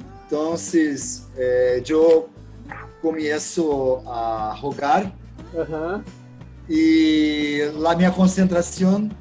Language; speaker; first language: Spanish; non-native, learner; Portuguese